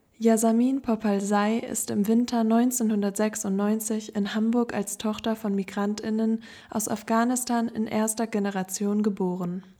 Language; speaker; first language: German; native; German